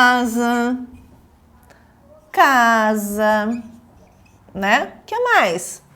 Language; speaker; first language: Portuguese; native; Portuguese